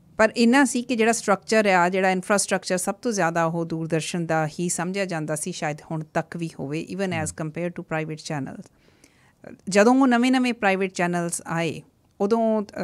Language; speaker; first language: Punjabi; native; Punjabi